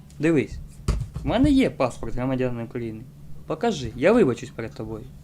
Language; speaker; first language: Ukrainian; non-native, local second language; Russian